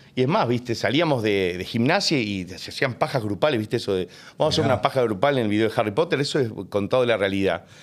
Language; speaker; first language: Spanish; native; Spanish